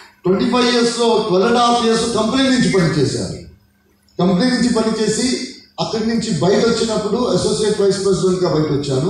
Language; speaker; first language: Telugu; non-native, fluent; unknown